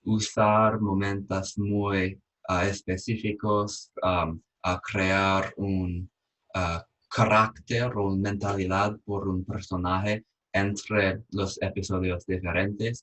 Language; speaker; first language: Spanish; non-native, fluent; English